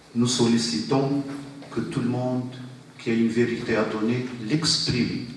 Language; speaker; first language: French; non-native, local second language; Arabic